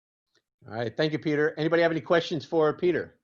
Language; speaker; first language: English; native; English